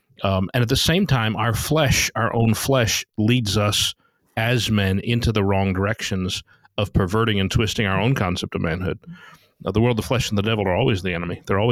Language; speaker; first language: English; native; English